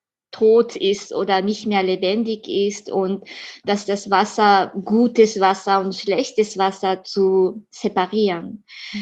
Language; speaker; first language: German; non-native, fluent; Japanese